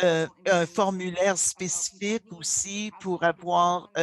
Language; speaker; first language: French; non-native, local second language; English